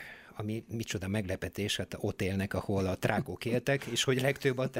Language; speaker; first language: Hungarian; non-native, fluent; Bulgarian